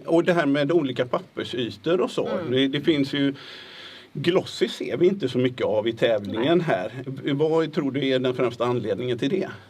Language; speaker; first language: Swedish; native; Swedish